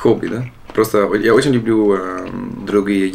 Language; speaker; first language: Russian; non-native, learner; Dutch